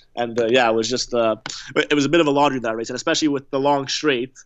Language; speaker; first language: English; native; English